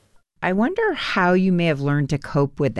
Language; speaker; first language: English; native; English